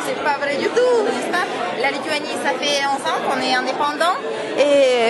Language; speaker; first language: French; non-native, fluent; Lithuanian